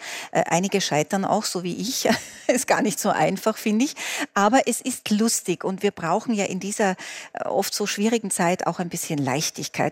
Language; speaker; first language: German; native; German